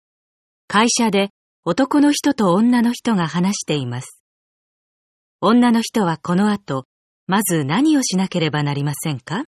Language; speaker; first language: Japanese; native; Japanese